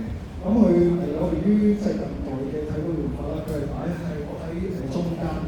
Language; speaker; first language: Cantonese; native; Cantonese